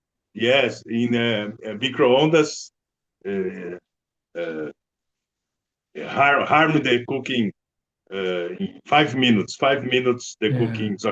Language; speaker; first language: English; non-native, learner; Portuguese